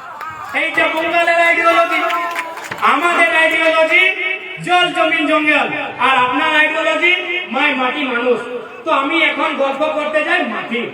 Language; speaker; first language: Bangla; non-native, local second language; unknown